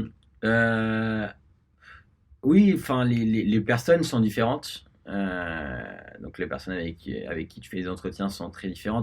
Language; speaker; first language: French; early bilingual, other home language; Spanish